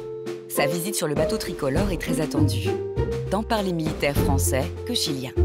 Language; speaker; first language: French; native; French